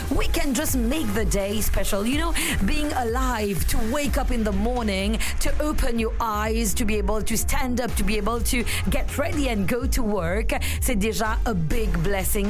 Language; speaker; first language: English; non-native, local second language; Morisyen